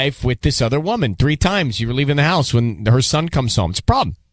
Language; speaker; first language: English; native; English